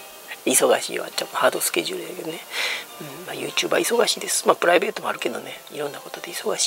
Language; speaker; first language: Japanese; native; Japanese